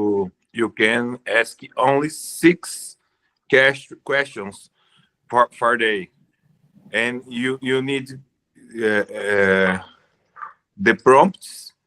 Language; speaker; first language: English; non-native, learner; Portuguese